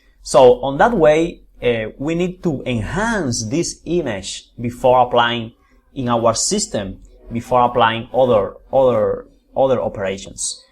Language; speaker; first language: English; non-native, fluent; Spanish